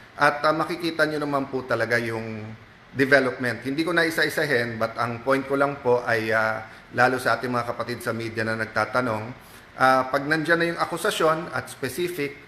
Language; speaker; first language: Filipino; native; Filipino